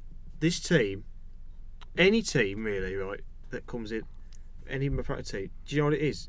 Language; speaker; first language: English; native; English